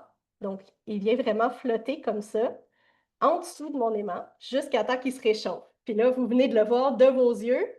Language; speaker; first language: French; native; French